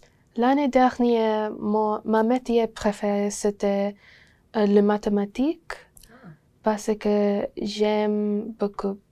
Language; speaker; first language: French; non-native, learner; English